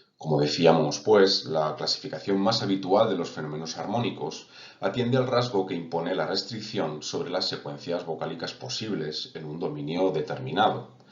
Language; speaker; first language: Spanish; non-native, local second language; Catalan